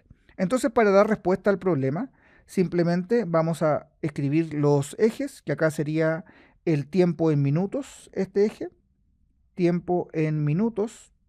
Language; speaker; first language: Spanish; native; Spanish